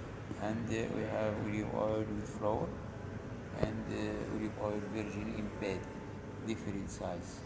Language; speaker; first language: English; non-native, learner; Arabic